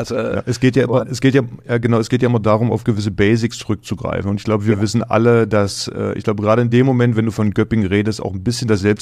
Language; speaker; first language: German; native; German